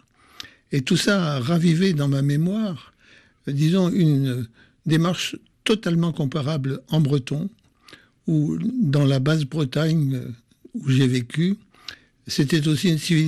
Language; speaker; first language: French; native; French